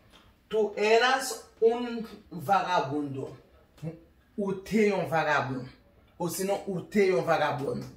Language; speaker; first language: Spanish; non-native, learner; Haitian Creole